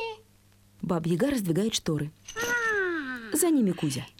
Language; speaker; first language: Russian; native; Russian